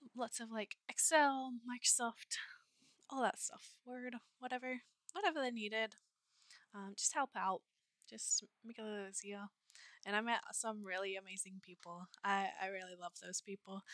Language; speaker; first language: English; native; English